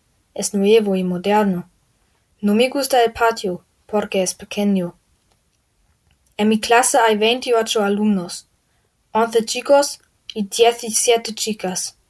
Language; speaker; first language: Spanish; non-native, learner; German